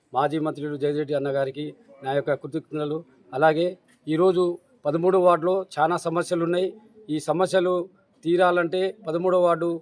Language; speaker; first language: Telugu; native; Telugu